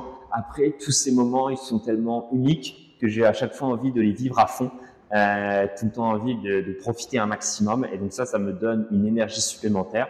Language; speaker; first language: French; native; French